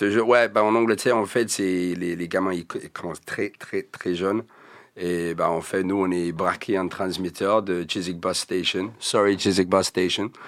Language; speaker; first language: French; non-native, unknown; English